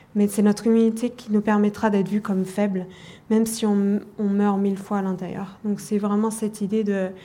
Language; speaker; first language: French; non-native, fluent; German